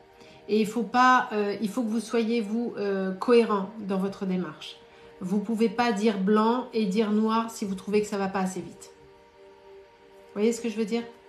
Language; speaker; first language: French; native; French